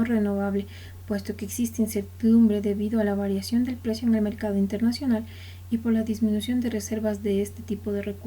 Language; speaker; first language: Spanish; native; Spanish